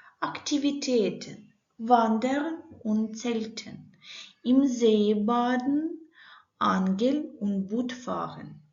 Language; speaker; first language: German; non-native, fluent; Ukrainian